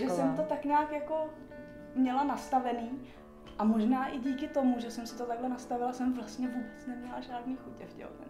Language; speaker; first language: Czech; native; Czech